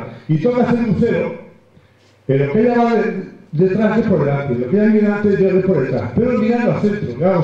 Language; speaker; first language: Spanish; native; Spanish